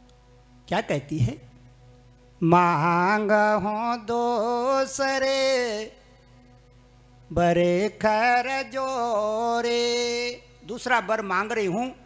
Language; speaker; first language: Hindi; native; Hindi